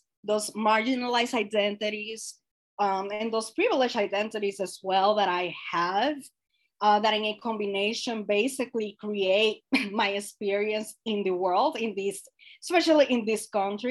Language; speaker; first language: English; non-native, fluent; Spanish